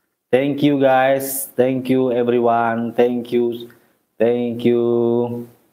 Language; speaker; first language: English; non-native, learner; Indonesian